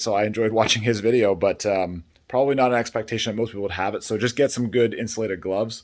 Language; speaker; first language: English; native; English